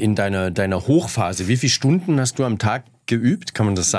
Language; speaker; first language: German; native; German